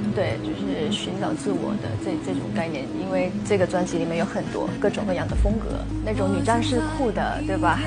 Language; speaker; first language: Chinese; non-native, fluent; Thai